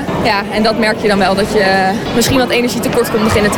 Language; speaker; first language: Dutch; native; Dutch